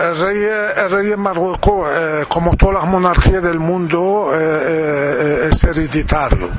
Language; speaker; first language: Spanish; non-native, fluent; Arabic